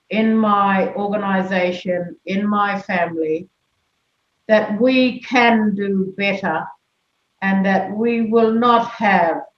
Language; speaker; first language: English; non-native, local second language; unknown